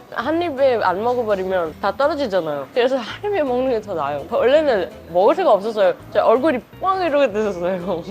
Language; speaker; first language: Korean; non-native, fluent; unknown